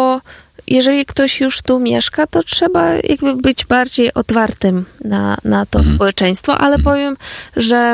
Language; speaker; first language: Polish; non-native, fluent; Ukrainian